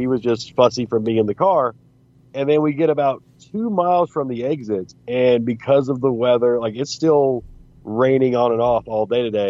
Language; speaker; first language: English; native; English